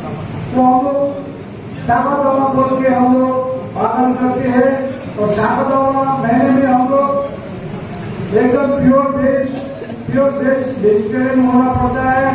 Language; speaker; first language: Hindi; non-native, local second language; Bangla